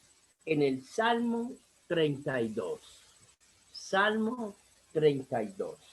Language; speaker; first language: Spanish; native; Spanish